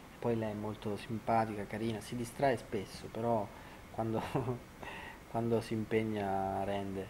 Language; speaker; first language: Italian; native; Italian